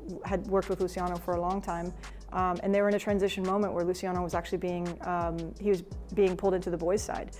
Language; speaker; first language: English; native; English